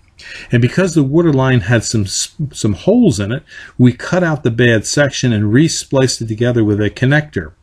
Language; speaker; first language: English; native; English